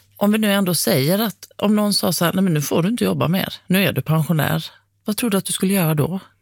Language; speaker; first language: Swedish; native; Swedish